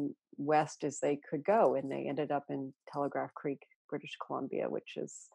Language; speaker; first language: English; native; English